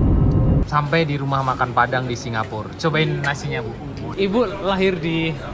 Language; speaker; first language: Indonesian; non-native, local second language; Minangkabau